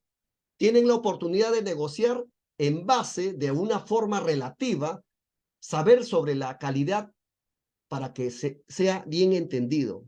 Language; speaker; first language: Spanish; native; Spanish